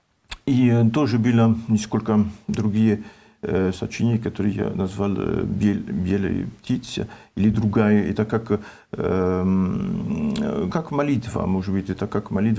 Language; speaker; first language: Russian; non-native, learner; French